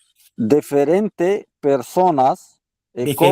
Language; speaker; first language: Spanish; non-native, learner; Arabic